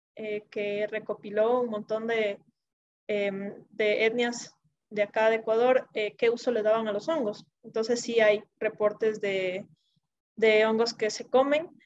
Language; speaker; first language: Spanish; native; Spanish